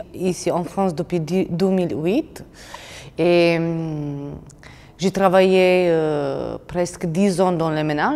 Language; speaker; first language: French; non-native, learner; Romanian